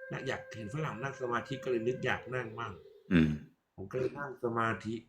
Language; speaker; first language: Thai; native; Thai